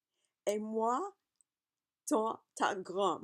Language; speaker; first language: French; non-native, learner; English